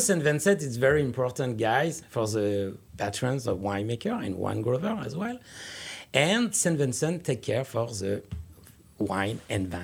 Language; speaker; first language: English; non-native, learner; French